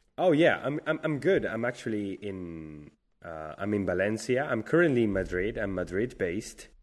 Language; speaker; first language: English; non-native, fluent; Spanish